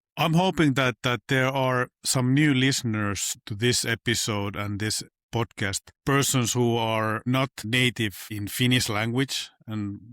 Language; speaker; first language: English; non-native, fluent; Finnish